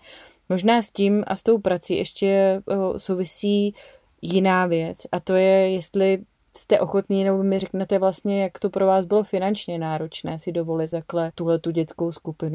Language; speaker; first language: Czech; native; Czech